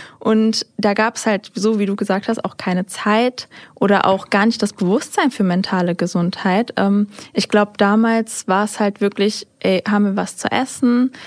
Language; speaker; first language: German; early bilingual, other home language; Turkish